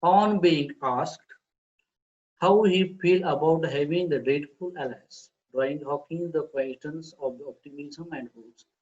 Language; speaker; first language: English; non-native, local second language; Marathi